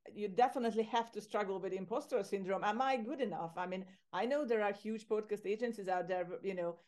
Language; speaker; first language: English; non-native, fluent; Hungarian